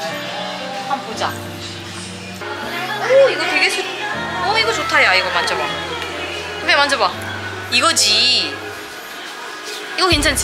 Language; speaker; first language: Korean; native; Korean